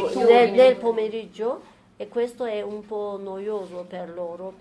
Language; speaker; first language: Italian; non-native, learner; Turkish